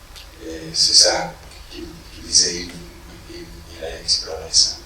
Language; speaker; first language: French; non-native, fluent; English